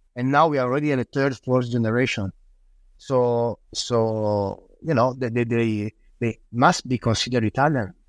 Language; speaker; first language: English; non-native, fluent; Italian